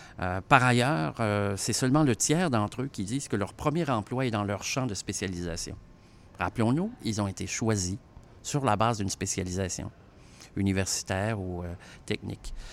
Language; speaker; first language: French; native; French